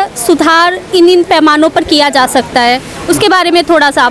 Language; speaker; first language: Hindi; native; Hindi